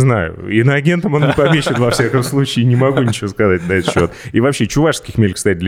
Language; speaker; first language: Russian; native; Russian